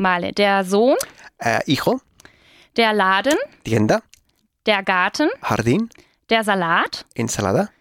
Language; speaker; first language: German; non-native, fluent; Spanish